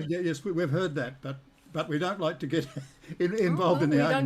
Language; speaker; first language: English; native; English